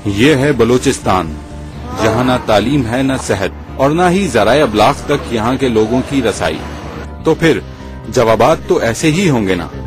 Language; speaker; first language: Urdu; native; Urdu